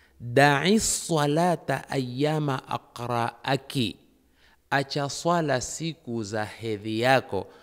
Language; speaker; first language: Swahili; native; Swahili